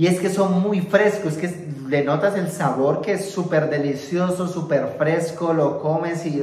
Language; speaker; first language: Spanish; native; Spanish